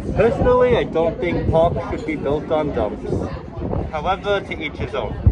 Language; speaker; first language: English; native; English